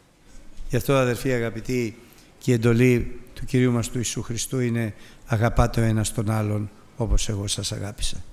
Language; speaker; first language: Greek; native; Greek